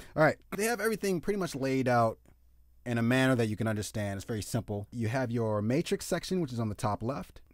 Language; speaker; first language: English; native; English